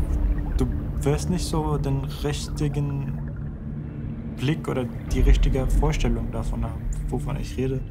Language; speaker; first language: German; non-native, fluent; Arabic